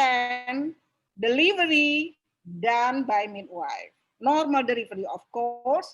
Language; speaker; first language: English; non-native, local second language; Indonesian